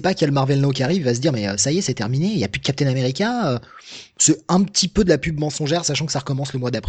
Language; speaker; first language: French; native; French